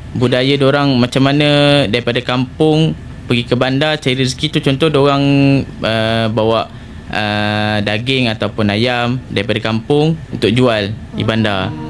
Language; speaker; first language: Malay; native; Malay